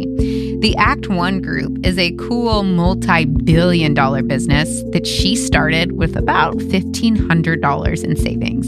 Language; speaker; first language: English; native; English